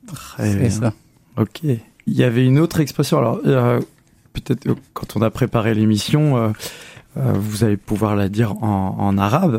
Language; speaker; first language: French; native; French